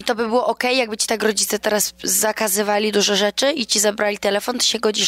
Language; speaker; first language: Polish; native; Polish